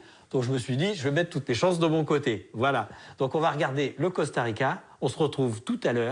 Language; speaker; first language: French; native; French